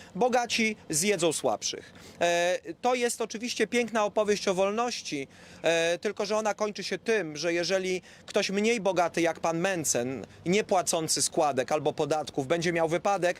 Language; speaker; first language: Polish; native; Polish